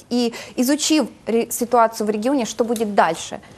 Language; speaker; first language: Russian; native; Russian